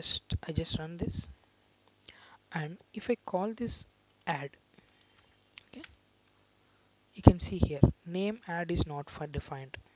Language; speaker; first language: English; non-native, local second language; Telugu